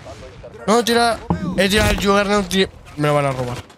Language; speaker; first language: Spanish; native; Spanish